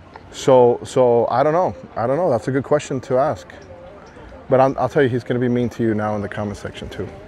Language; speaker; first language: English; early bilingual, other home language; Spanish